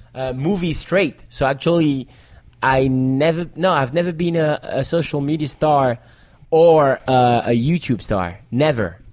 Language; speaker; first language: English; non-native, fluent; French